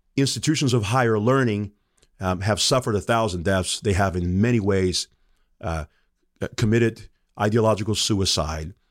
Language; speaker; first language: English; non-native, fluent; Portuguese